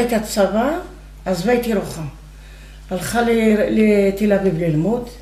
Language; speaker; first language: Hebrew; non-native, fluent; Arabic